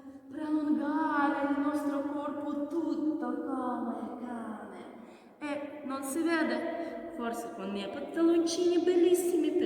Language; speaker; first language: Italian; non-native, learner; Russian